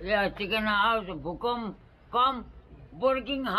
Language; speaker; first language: English; non-native, learner; Nepali